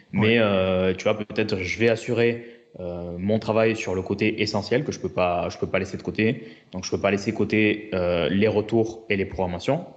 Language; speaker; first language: French; native; French